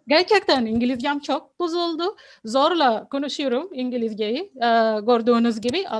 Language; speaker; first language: Turkish; non-native, fluent; Arabic